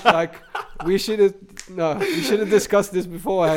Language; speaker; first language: English; native; English